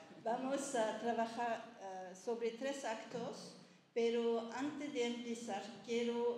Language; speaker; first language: Spanish; early bilingual, heritage; French